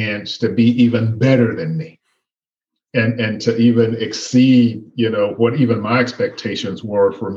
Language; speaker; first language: English; native; English